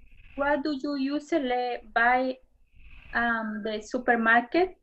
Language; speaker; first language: English; non-native, learner; Spanish